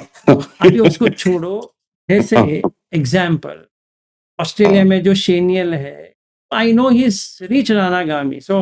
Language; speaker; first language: Hindi; native; Hindi